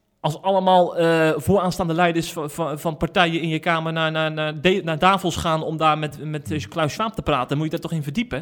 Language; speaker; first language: Dutch; native; Dutch